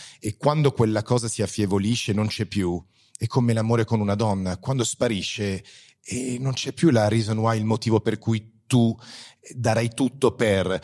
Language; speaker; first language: Italian; early bilingual, heritage; Italian